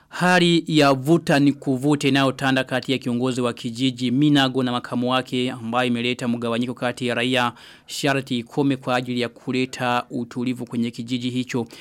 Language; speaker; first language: Swahili; non-native, local second language; Rundi